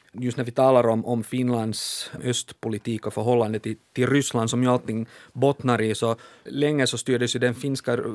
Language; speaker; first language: Swedish; native; Swedish